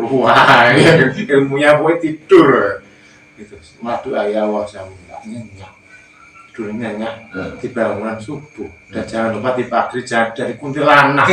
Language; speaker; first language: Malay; non-native, local second language; Javanese